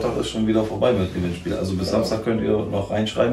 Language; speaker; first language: German; native; German